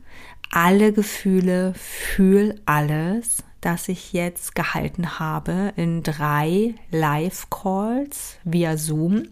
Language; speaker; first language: German; native; German